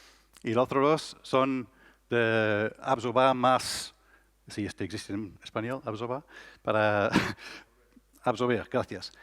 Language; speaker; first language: Spanish; non-native, learner; English